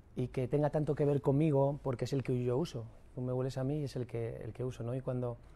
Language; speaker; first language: Spanish; native; Spanish